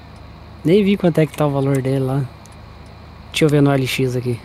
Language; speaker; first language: Portuguese; native; Portuguese